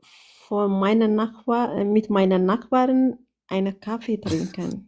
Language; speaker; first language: German; non-native, learner; Amharic